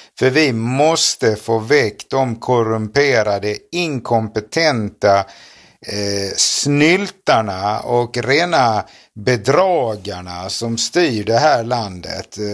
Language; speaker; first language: Swedish; native; Swedish